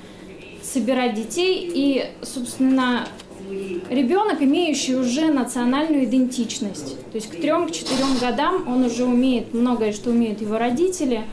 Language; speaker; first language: Russian; native; Russian